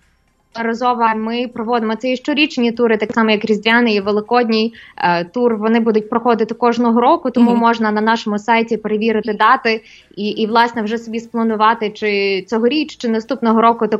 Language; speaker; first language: Ukrainian; native; Ukrainian